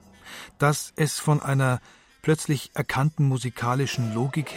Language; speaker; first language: German; native; German